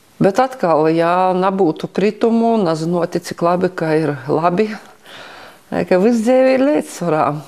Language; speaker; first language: Latvian; native; Latvian